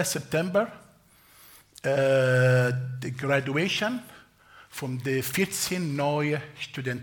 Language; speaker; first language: German; non-native, fluent; Arabic